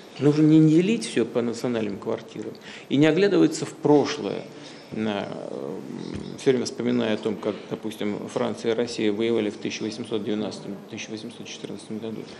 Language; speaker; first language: Russian; native; Russian